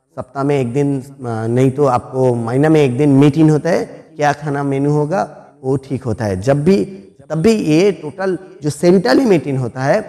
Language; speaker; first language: Hindi; non-native, local second language; Bangla